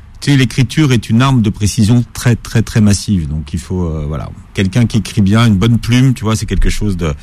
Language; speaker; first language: French; native; French